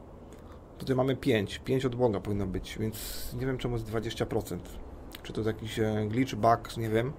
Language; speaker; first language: Polish; native; Polish